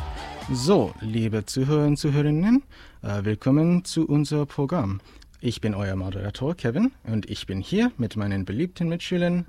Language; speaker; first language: German; non-native, learner; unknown